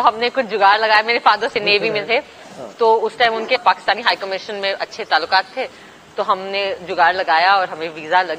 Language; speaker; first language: Hindi; native; Hindi